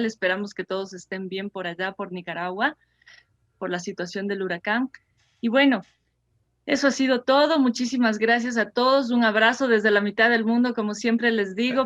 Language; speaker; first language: Spanish; native; Spanish